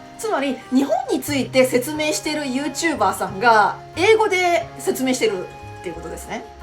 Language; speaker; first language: Japanese; native; Japanese